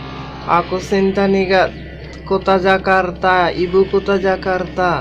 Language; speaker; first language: Indonesian; non-native, learner; Bangla